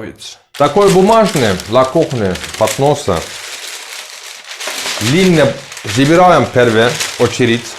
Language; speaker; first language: Russian; non-native, learner; Turkish